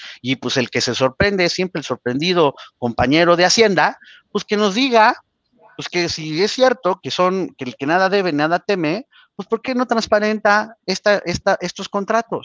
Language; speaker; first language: Spanish; native; Spanish